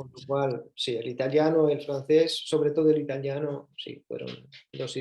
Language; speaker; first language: Spanish; early bilingual, heritage; Spanish